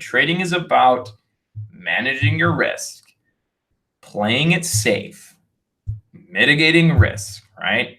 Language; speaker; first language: English; native; English